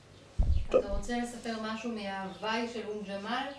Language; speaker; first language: Hebrew; native; Hebrew